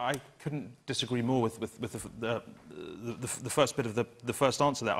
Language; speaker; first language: English; native; English